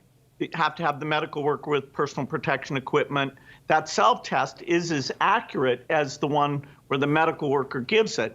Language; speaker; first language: English; native; English